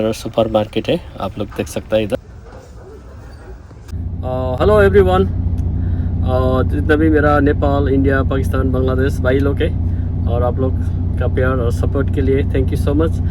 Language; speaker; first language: Hindi; non-native, learner; Nepali